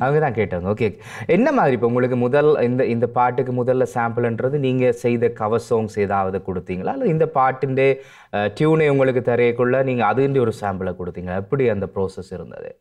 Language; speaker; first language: Tamil; native; Tamil